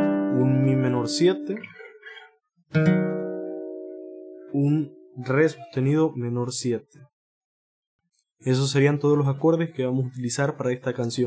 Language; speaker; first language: Spanish; native; Spanish